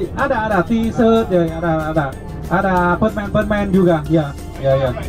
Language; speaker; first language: Indonesian; non-native, learner; Vietnamese